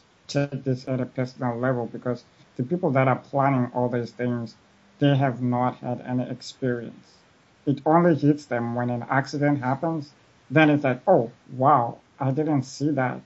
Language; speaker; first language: English; non-native, local second language; Shona